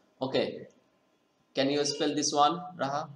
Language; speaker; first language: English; non-native, fluent; Bangla